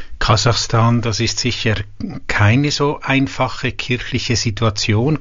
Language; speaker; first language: German; native; German